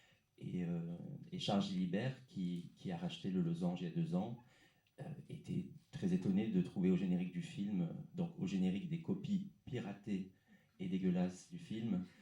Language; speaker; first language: French; native; French